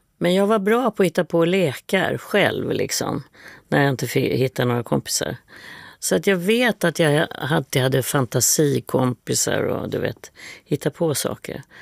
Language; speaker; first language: Swedish; native; Swedish